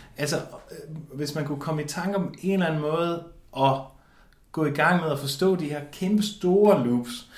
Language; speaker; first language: Danish; native; Danish